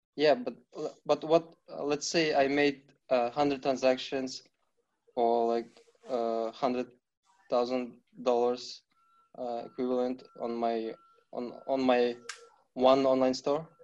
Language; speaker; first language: English; non-native, fluent; Kazakh